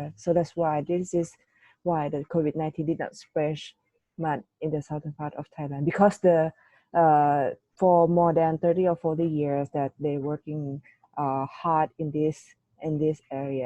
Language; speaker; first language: English; non-native, learner; Thai